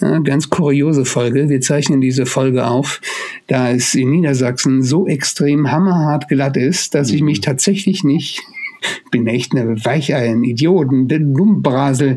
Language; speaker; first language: German; native; German